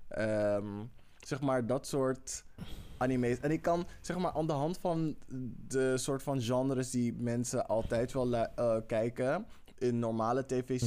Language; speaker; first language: Dutch; native; Dutch